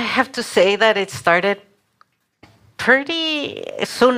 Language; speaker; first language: English; non-native, local second language; Spanish